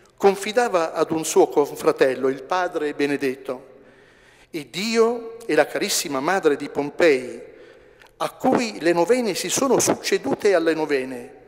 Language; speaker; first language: Italian; native; Italian